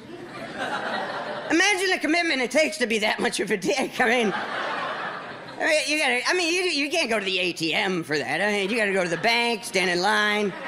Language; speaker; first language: English; native; English